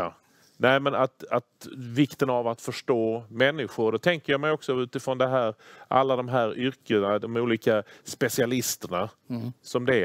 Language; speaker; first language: Swedish; native; Swedish